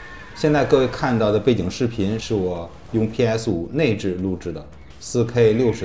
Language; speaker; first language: Chinese; native; Chinese